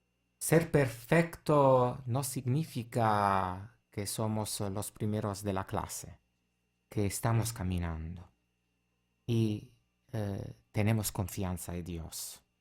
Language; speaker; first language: Spanish; non-native, fluent; Italian